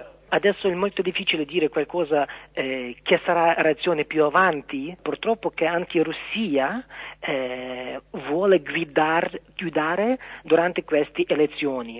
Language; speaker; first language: Italian; non-native, learner; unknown